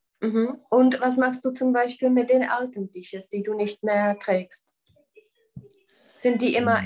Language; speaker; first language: German; non-native, fluent; Czech